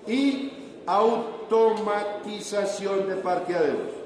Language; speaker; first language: Spanish; native; Spanish